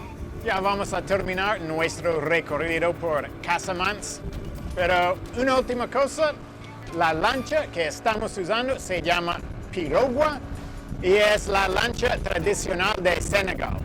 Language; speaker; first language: Spanish; non-native, fluent; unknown